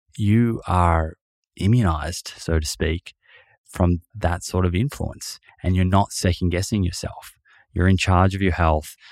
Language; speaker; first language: English; native; English